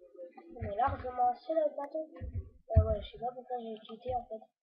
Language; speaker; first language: French; native; French